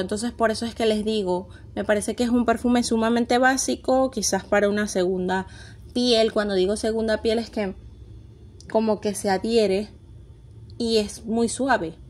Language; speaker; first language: Spanish; native; Spanish